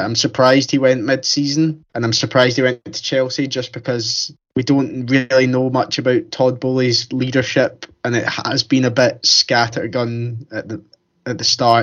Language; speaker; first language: English; native; English